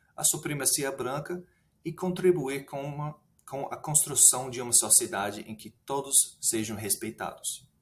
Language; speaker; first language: Portuguese; non-native, fluent; English